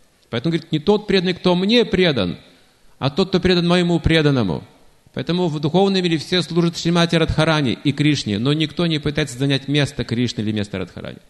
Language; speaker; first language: Russian; native; Russian